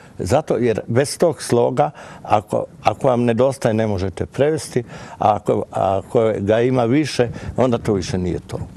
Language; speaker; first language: Croatian; native; Croatian